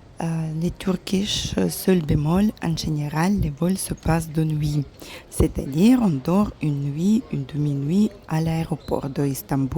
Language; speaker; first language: French; non-native, fluent; Russian